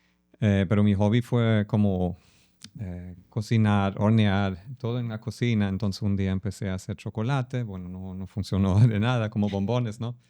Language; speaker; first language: Spanish; non-native, fluent; German